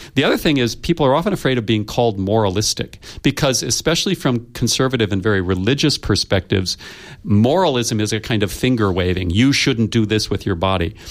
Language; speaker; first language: English; native; English